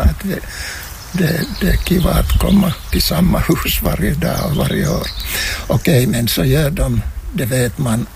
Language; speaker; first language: Swedish; non-native, local second language; Finnish